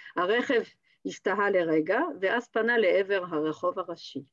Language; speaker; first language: Hebrew; non-native, fluent; French